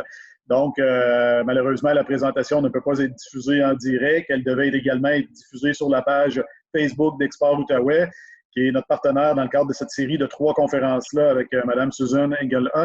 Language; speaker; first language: French; native; French